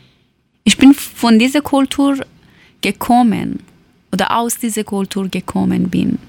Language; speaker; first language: German; non-native, learner; Persian